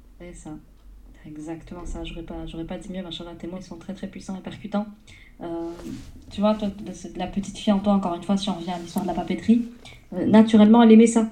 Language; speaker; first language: French; early bilingual, other home language; Arabic